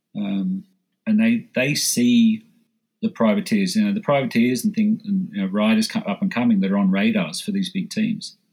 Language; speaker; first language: English; native; English